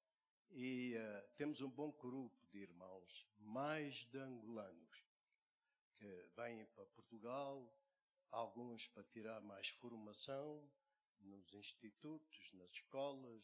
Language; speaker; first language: Portuguese; native; Portuguese